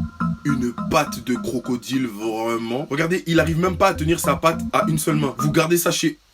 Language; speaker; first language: French; native; French